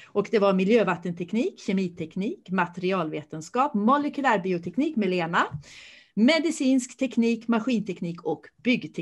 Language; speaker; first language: Swedish; native; Swedish